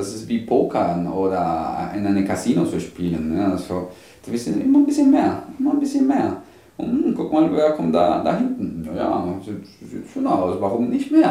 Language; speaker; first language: German; non-native, fluent; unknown